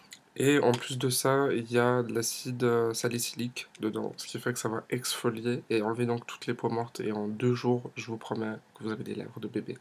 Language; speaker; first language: French; native; French